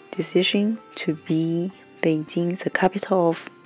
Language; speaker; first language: English; non-native, learner; Chinese